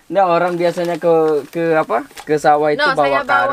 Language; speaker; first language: Indonesian; native; Indonesian